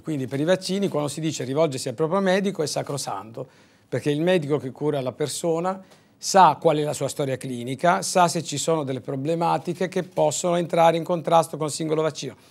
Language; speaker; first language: Italian; native; Italian